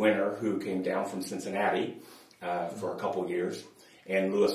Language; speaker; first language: English; native; English